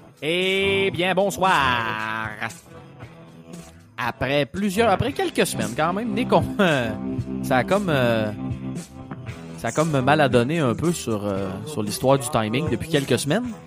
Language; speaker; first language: French; native; French